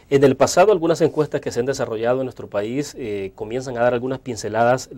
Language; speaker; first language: Spanish; native; Spanish